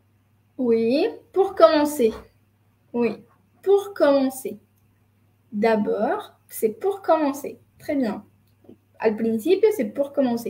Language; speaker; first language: French; non-native, fluent; Spanish